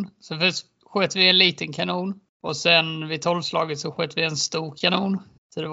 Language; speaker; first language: Swedish; native; Swedish